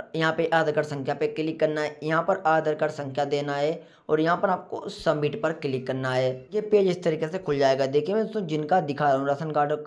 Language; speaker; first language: Hindi; native; Hindi